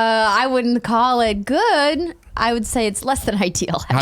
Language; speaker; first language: English; native; English